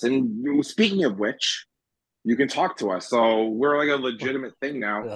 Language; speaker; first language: English; native; English